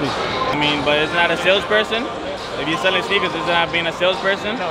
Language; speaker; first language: English; native; English